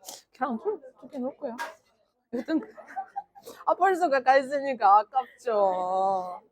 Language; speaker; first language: Korean; non-native, learner; Russian